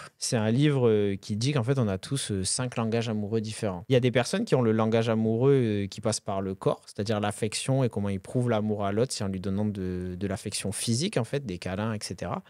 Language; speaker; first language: French; native; French